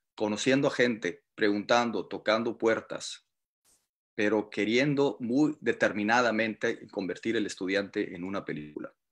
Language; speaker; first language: Spanish; native; Spanish